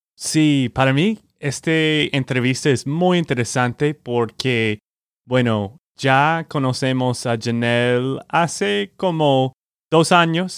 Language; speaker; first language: Spanish; non-native, fluent; English